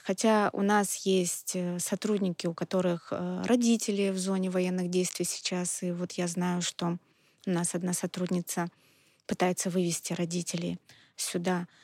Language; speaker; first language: Russian; native; Russian